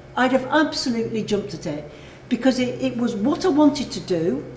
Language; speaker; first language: English; native; English